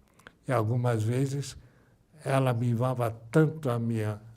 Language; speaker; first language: Portuguese; early bilingual, other home language; Japanese